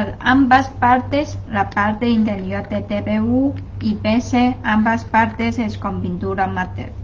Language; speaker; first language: Spanish; non-native, fluent; Chinese